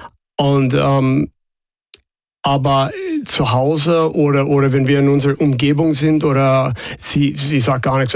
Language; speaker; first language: German; non-native, fluent; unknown